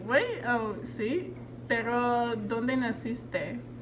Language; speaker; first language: Spanish; non-native, learner; English